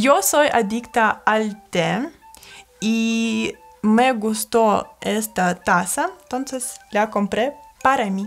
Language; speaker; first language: Spanish; non-native, fluent; Russian